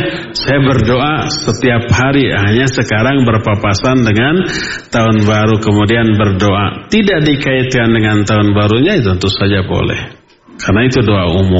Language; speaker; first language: Indonesian; native; Indonesian